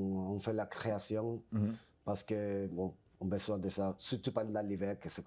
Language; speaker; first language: French; non-native, fluent; Spanish